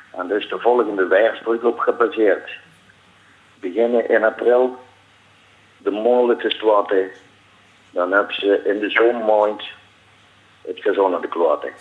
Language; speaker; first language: Dutch; native; Dutch